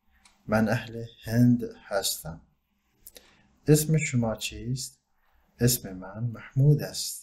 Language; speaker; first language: Persian; non-native, fluent; Turkish